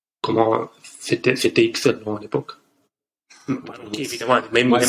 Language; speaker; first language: French; non-native, learner; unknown